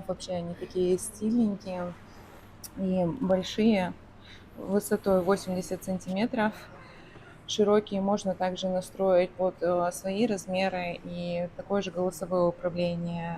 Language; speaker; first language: Russian; native; Russian